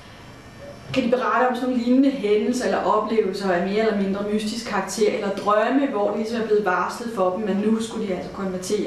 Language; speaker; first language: Danish; native; Danish